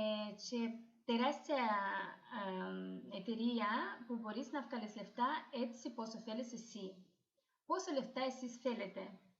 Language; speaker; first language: Greek; non-native, fluent; Ukrainian